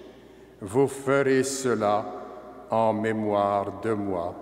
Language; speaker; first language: French; native; French